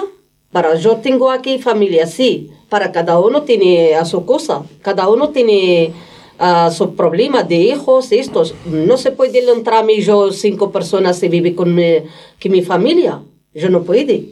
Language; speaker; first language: Spanish; non-native, learner; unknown